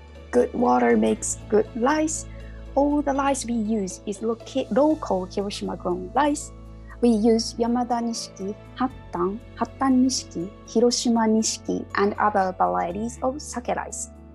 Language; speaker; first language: English; non-native, fluent; Japanese